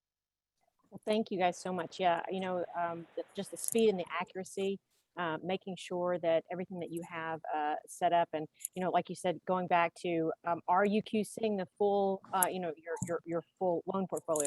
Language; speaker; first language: English; native; English